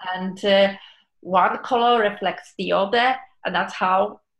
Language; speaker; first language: English; non-native, fluent; Polish